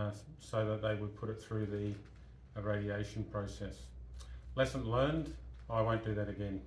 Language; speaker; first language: English; native; English